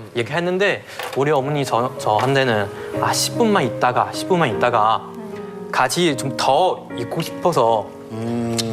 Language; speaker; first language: Korean; non-native, learner; Chinese